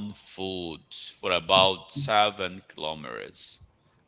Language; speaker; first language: English; non-native, fluent; Portuguese